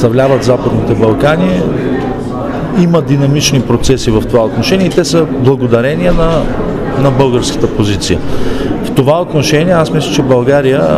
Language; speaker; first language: Bulgarian; native; Bulgarian